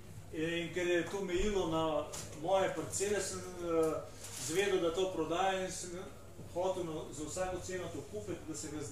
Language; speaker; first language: Slovenian; native; Slovenian